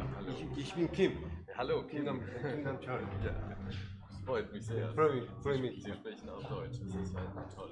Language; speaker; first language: German; non-native, fluent; Korean